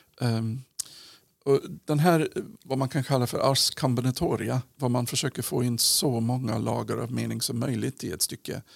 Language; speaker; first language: Swedish; non-native, fluent; English